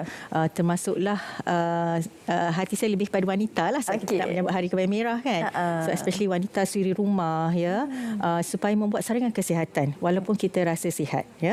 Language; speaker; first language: Malay; native; Malay